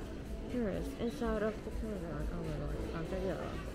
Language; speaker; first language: English; non-native, fluent; Korean